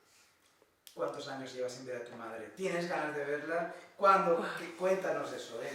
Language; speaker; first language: Spanish; native; Spanish